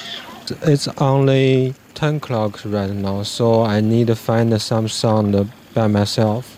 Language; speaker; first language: English; non-native, learner; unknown